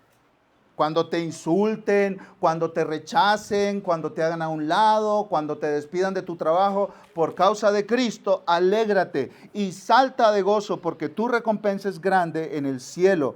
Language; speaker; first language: Spanish; native; Spanish